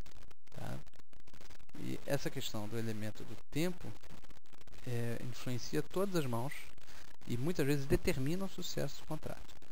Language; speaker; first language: Portuguese; native; Portuguese